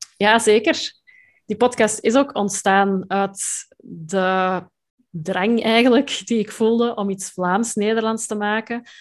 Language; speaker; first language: Dutch; native; Dutch